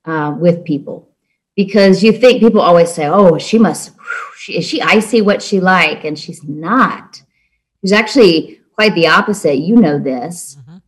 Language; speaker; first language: English; native; English